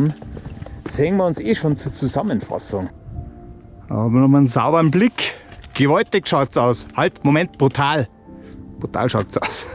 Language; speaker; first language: German; native; German